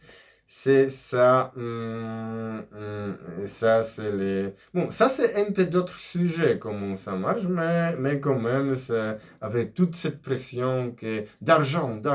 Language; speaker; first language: French; non-native, fluent; Polish